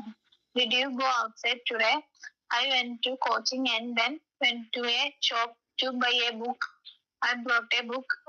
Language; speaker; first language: English; non-native, learner; Malayalam